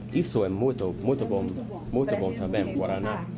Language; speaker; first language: Portuguese; non-native, learner; English